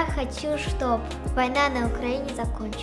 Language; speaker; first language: Russian; early bilingual, other home language; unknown